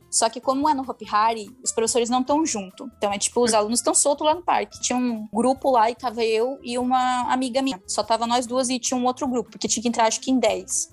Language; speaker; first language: Portuguese; early bilingual, other home language; Spanish